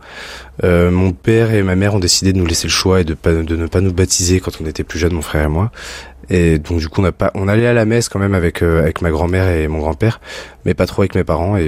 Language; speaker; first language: French; native; French